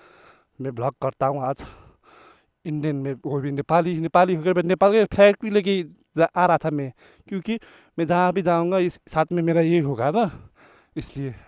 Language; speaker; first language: Hindi; non-native, learner; Nepali